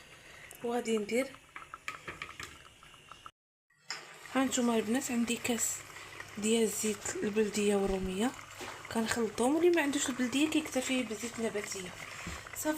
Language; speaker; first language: Arabic; native; Arabic